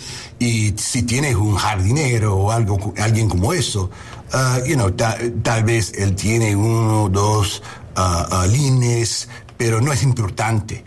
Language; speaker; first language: Spanish; non-native, learner; English